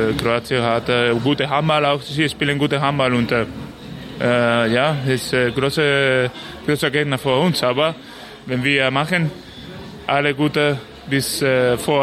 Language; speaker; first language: German; non-native, learner; Spanish